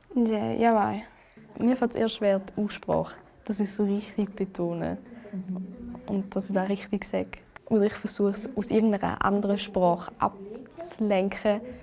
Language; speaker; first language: German; native; German